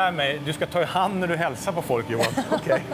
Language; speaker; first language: Swedish; native; Swedish